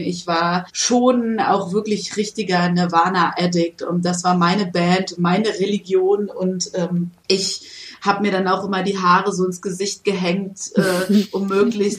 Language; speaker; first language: German; native; German